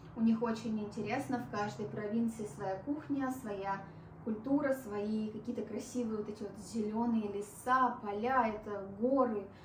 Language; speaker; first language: Russian; native; Russian